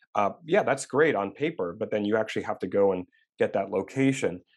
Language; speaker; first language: English; native; English